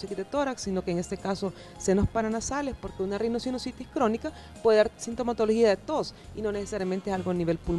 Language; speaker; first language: Spanish; native; Spanish